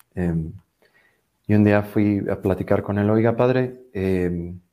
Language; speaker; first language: Spanish; native; Spanish